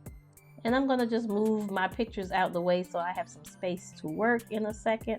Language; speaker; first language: English; native; English